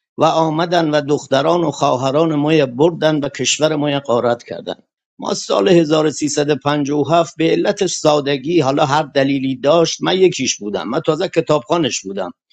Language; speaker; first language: Persian; non-native, local second language; Kurdish